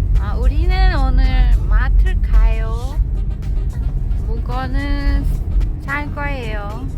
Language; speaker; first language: Korean; non-native, learner; Vietnamese